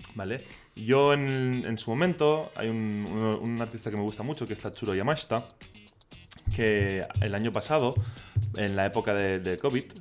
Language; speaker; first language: Spanish; non-native, local second language; Catalan